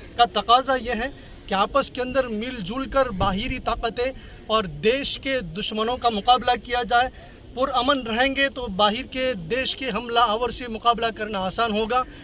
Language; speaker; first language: Hindi; non-native, local second language; Gujarati